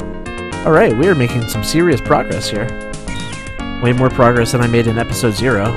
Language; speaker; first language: English; native; English